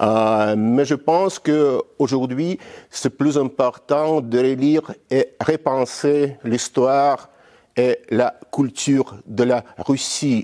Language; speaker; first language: French; non-native, fluent; Russian